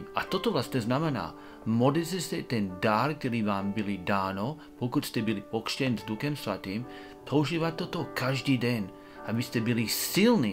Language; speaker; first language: Czech; non-native, fluent; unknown